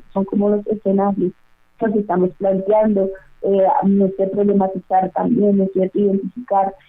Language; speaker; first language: Spanish; native; Spanish